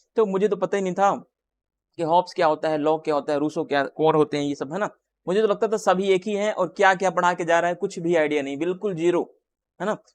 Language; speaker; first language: Hindi; native; Hindi